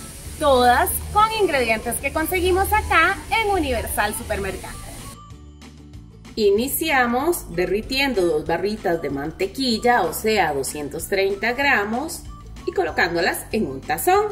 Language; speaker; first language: Spanish; native; Spanish